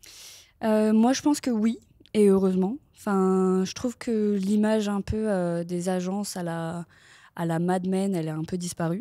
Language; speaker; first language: French; native; French